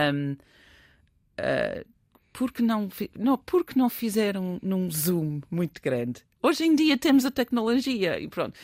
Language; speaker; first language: Portuguese; non-native, fluent; English